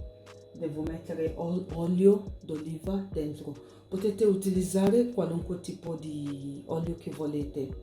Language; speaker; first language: Italian; non-native, learner; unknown